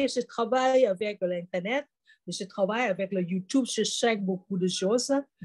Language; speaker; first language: French; non-native, fluent; Thai